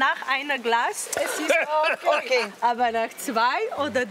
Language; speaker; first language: German; non-native, learner; Slovenian